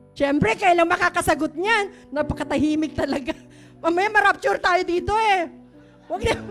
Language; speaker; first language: Filipino; native; Filipino